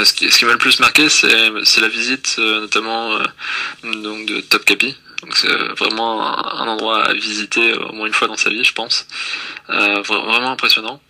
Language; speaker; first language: French; native; French